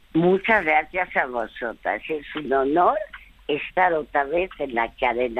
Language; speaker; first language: Spanish; early bilingual, other home language; French